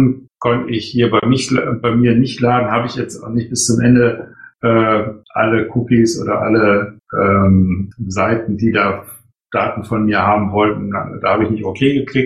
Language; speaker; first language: German; native; German